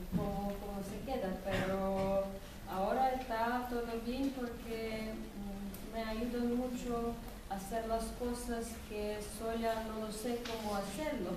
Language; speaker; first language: Spanish; non-native, learner; Ukrainian